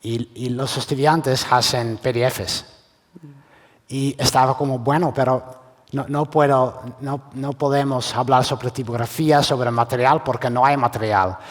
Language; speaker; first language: Spanish; non-native, fluent; Dutch